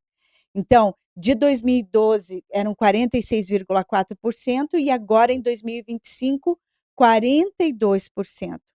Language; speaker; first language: Portuguese; native; Portuguese